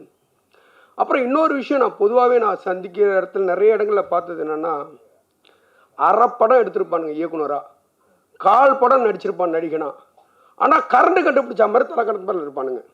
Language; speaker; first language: Tamil; native; Tamil